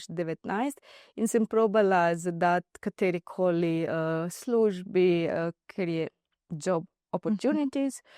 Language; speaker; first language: Slovenian; non-native, learner; Divehi